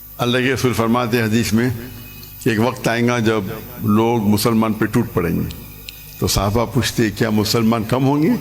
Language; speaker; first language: Urdu; non-native, local second language; Konkani